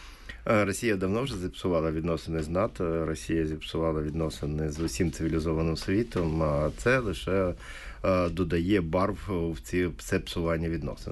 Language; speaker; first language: Ukrainian; native; Ukrainian